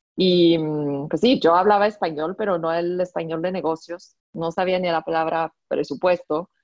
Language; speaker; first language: Spanish; non-native, fluent; French